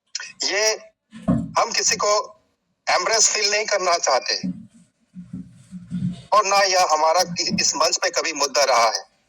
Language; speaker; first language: Hindi; native; Hindi